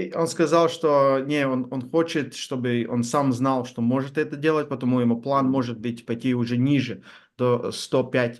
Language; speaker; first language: Russian; non-native, learner; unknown